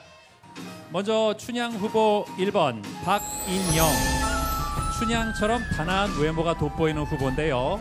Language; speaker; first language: Korean; native; Korean